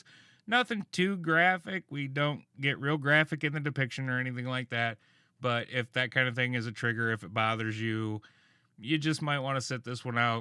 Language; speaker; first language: English; native; English